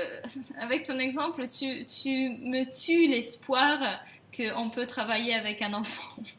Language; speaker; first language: French; non-native, fluent; Russian